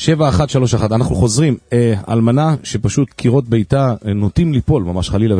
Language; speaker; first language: Hebrew; native; Hebrew